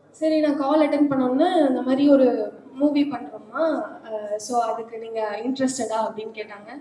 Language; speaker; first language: Tamil; native; Tamil